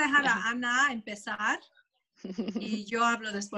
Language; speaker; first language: Spanish; non-native, fluent; English